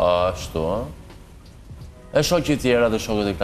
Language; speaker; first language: Albanian; native; Albanian